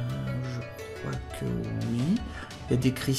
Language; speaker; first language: French; native; French